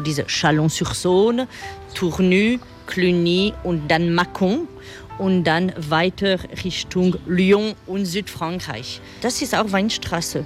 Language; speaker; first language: German; non-native, fluent; French